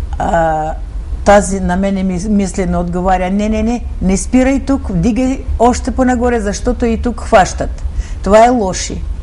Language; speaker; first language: Bulgarian; early bilingual, heritage; Bulgarian